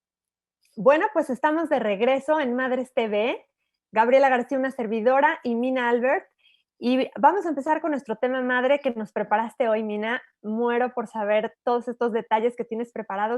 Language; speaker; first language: Spanish; native; Spanish